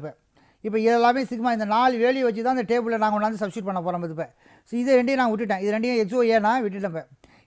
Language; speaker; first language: Tamil; native; Tamil